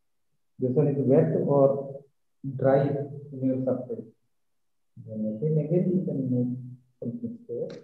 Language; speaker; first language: English; non-native, learner; Malayalam